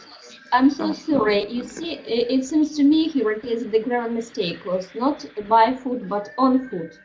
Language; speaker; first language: English; non-native, learner; Russian